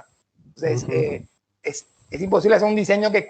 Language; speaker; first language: Spanish; native; Spanish